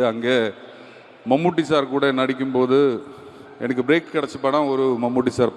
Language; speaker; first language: Tamil; non-native, learner; Malayalam